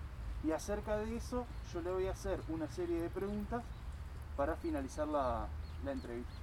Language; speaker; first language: Spanish; native; Spanish